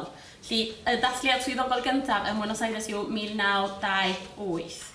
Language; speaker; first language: Welsh; non-native, fluent; Spanish